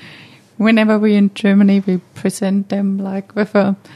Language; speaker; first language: English; non-native, fluent; German